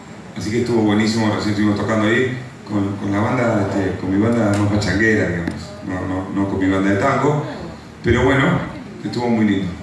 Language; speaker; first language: Spanish; native; Spanish